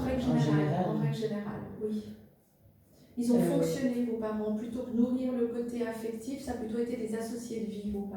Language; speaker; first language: French; native; French